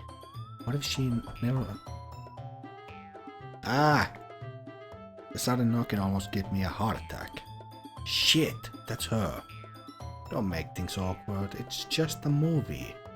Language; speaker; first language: English; non-native, fluent; Finnish